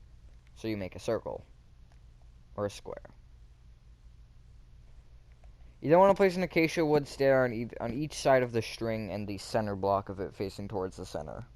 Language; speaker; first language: English; native; English